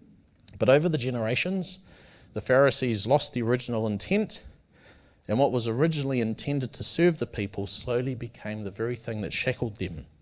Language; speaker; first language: English; native; English